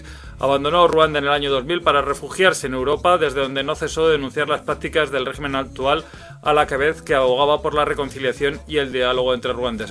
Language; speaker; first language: Spanish; native; Spanish